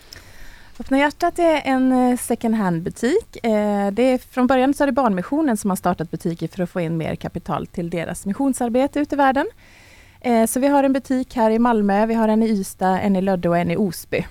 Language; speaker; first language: Swedish; native; Swedish